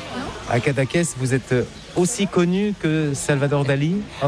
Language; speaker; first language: French; native; French